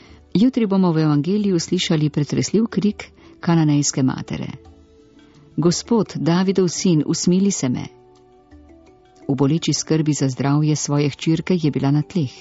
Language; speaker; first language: Slovenian; native; Slovenian